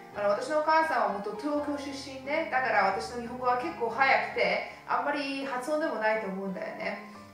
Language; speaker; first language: Japanese; early bilingual, heritage; Japanese